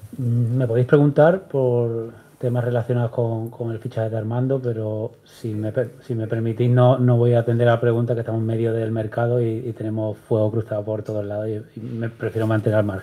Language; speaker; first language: Spanish; native; Spanish